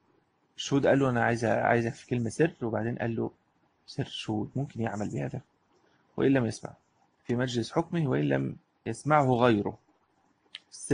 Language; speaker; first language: Arabic; native; Arabic